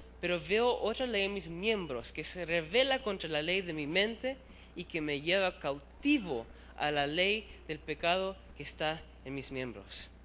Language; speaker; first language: Spanish; early bilingual, heritage; Spanish